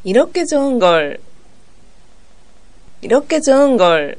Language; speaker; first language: Korean; non-native, fluent; Japanese